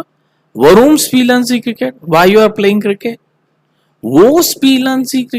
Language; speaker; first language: German; non-native, fluent; Marathi